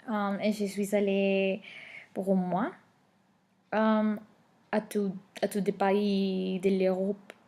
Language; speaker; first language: French; non-native, learner; Spanish